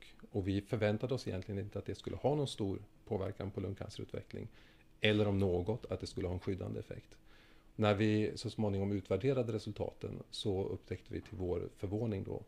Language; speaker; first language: Swedish; native; Swedish